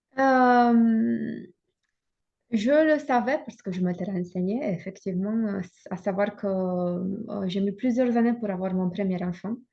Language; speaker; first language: French; non-native, fluent; Romanian